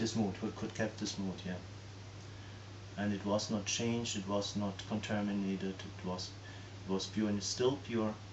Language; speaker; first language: English; non-native, fluent; German